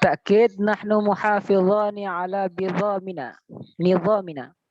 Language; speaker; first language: Arabic; non-native, learner; Indonesian